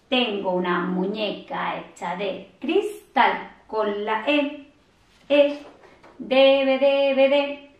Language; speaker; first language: Spanish; native; Spanish